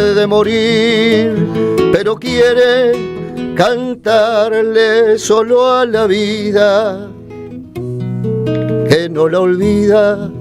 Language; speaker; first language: Spanish; native; Spanish